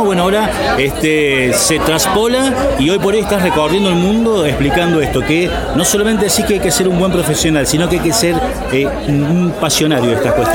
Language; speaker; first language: Spanish; native; Spanish